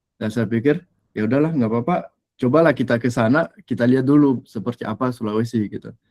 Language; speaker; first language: Indonesian; non-native, fluent; French